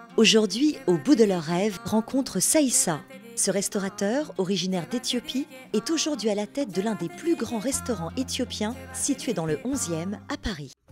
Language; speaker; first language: French; native; French